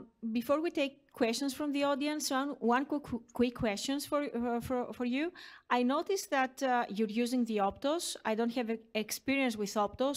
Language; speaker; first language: English; non-native, fluent; Greek